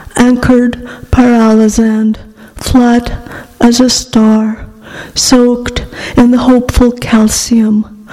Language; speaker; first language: English; non-native, fluent; Greek